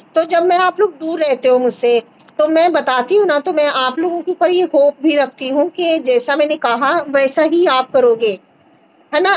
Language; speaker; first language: Hindi; native; Hindi